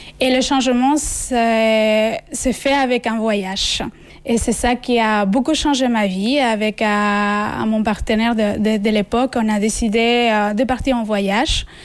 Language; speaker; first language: French; non-native, fluent; Spanish